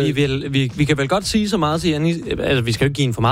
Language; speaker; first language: Danish; native; Danish